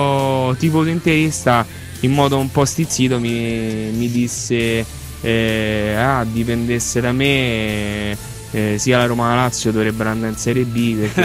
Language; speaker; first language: Italian; native; Italian